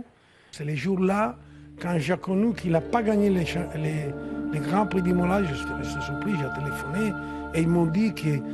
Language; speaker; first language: French; non-native, fluent; Italian